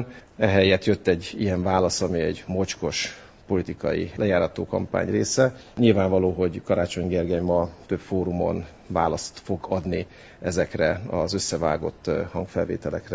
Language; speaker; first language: Hungarian; native; Hungarian